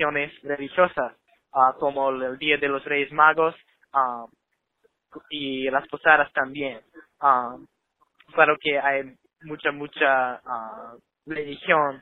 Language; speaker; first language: Spanish; non-native, learner; English